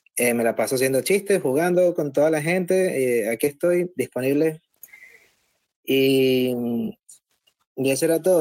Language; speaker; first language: Spanish; native; Spanish